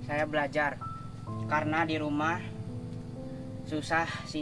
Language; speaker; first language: Indonesian; non-native, local second language; Javanese